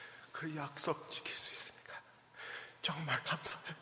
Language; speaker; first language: Korean; early bilingual, heritage; English